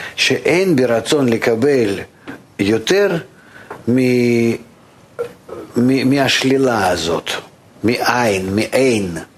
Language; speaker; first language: Hebrew; non-native, fluent; Russian